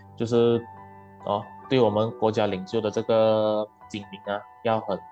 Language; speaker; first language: Chinese; native; Chinese